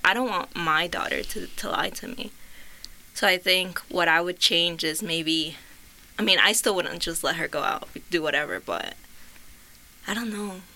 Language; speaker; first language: English; early bilingual, other home language; Spanish